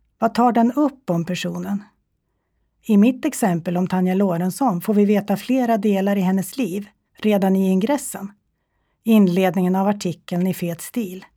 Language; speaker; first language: Swedish; native; Swedish